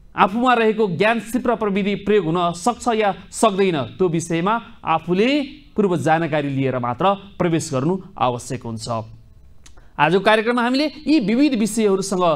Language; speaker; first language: Nepali; native; Nepali